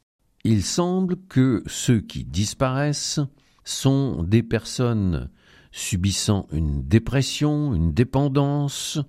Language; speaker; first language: French; native; French